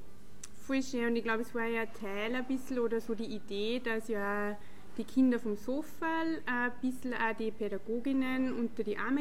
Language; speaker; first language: German; native; German